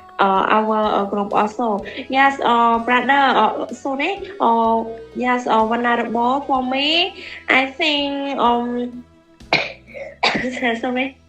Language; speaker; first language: English; non-native, learner; Khmer